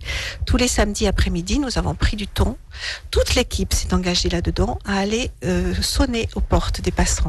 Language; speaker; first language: French; native; French